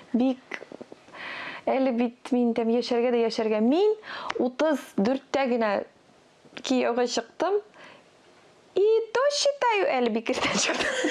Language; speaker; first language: Tatar; non-native, local second language; Russian